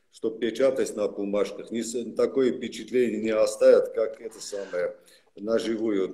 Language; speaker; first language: Russian; non-native, local second language; Armenian